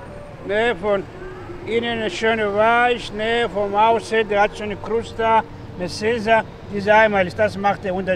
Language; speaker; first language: German; non-native, learner; Greek